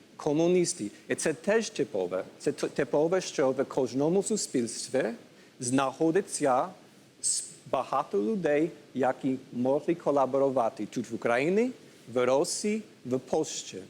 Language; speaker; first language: Ukrainian; non-native, learner; English